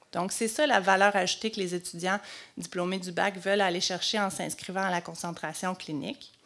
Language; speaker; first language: French; native; French